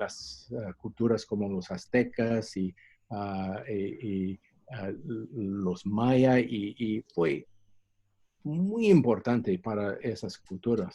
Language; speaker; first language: Spanish; non-native, fluent; English